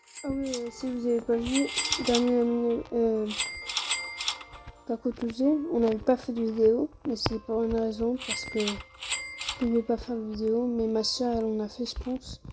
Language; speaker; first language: French; native; French